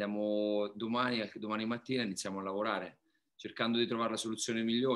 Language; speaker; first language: Italian; native; Italian